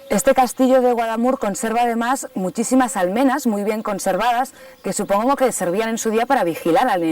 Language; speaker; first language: Spanish; native; Spanish